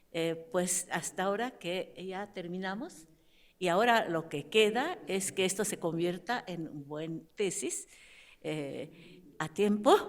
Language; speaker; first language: Spanish; non-native, fluent; Japanese